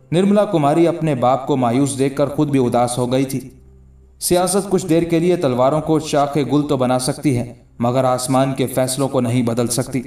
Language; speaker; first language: Urdu; native; Urdu